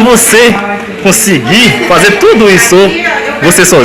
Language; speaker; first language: Portuguese; non-native, learner; Haitian Creole